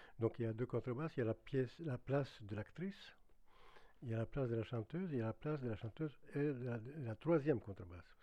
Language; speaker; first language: French; non-native, fluent; Greek